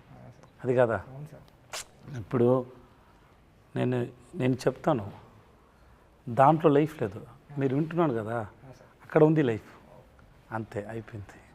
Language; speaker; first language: Telugu; non-native, learner; Tamil